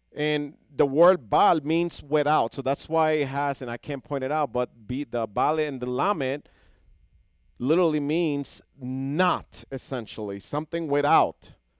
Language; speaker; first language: English; non-native, fluent; Hebrew